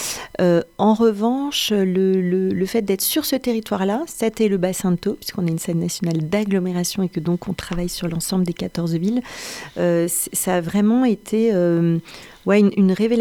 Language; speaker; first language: French; native; French